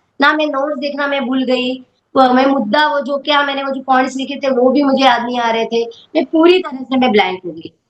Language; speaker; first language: Hindi; non-native, local second language; Marathi